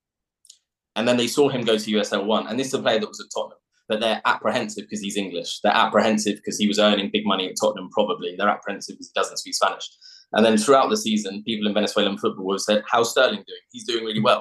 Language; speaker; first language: English; native; English